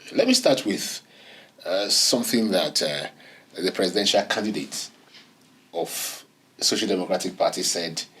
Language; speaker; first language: English; non-native, local second language; Yoruba